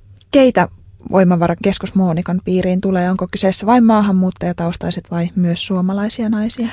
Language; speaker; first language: Finnish; native; Finnish